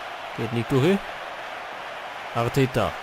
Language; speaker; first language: German; native; German